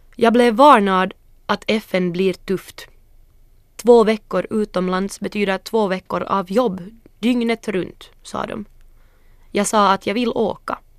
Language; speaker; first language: Swedish; early bilingual, other home language; Northern Sami